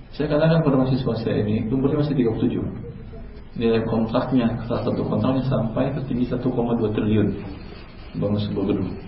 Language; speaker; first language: Indonesian; non-native, local second language; Minangkabau